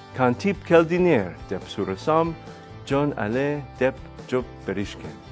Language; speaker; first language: Kyrgyz; non-native, learner; English